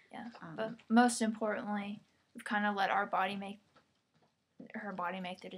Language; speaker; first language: English; native; English